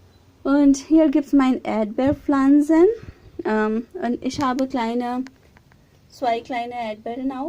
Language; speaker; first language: German; non-native, learner; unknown